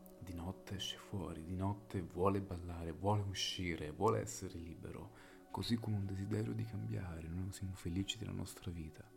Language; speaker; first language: Italian; native; Italian